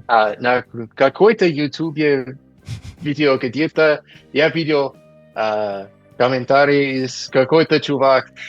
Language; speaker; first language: Russian; non-native, learner; English